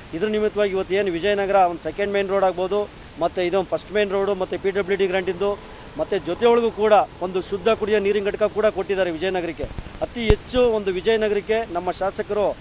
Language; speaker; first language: Kannada; native; Kannada